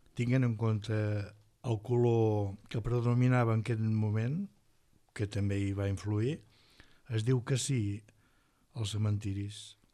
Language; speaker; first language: Catalan; native; Catalan